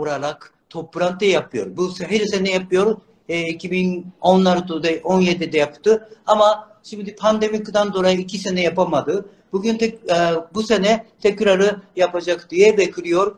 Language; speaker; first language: Turkish; non-native, learner; Japanese